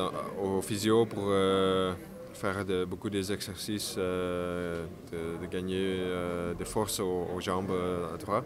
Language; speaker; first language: French; non-native, learner; Dutch